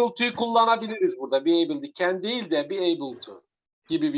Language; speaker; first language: Turkish; native; Turkish